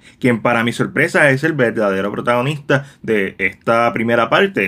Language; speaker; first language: Spanish; native; Spanish